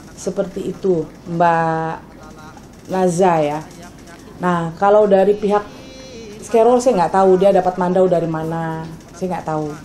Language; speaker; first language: Indonesian; non-native, local second language; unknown